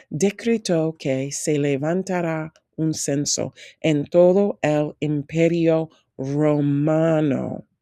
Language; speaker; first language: Spanish; non-native, fluent; English